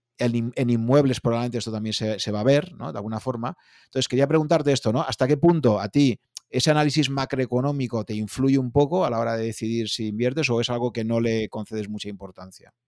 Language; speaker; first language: Spanish; native; Spanish